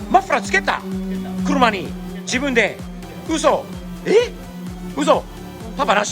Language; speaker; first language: Japanese; non-native, fluent; English